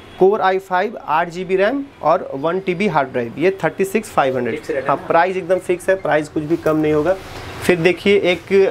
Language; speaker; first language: Hindi; native; Hindi